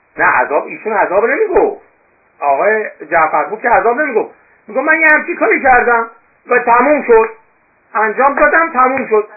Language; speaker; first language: Persian; non-native, local second language; Azerbaijani